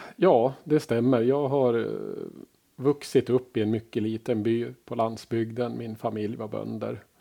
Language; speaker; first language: Swedish; native; Swedish